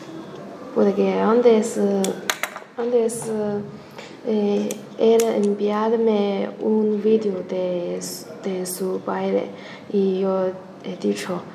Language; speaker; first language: Spanish; non-native, learner; Chinese